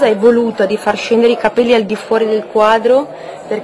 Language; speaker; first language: Italian; native; Italian